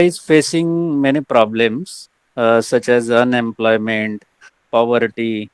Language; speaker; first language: English; non-native, learner; Marathi